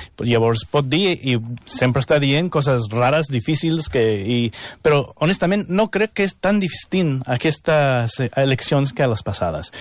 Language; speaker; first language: Catalan; non-native, fluent; English